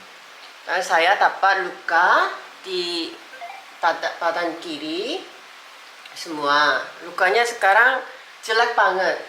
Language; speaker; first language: Indonesian; non-native, learner; Korean